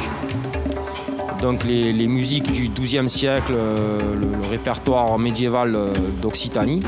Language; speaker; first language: French; native; French